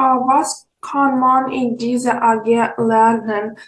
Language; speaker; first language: German; non-native, fluent; Ukrainian